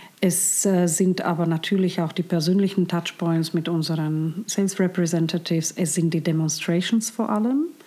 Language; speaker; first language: German; non-native, fluent; Slovak